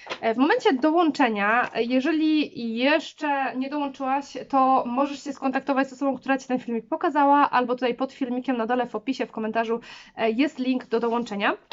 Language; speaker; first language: Polish; native; Polish